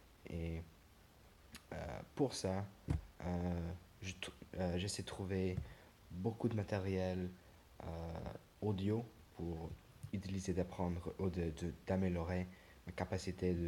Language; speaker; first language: French; non-native, learner; English